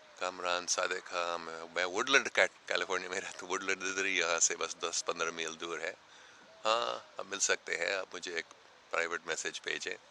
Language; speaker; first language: Urdu; non-native, fluent; English